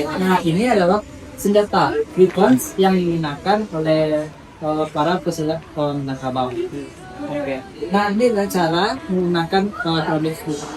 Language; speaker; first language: Indonesian; native; Indonesian